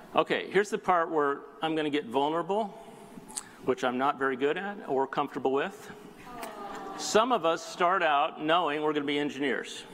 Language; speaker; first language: English; native; English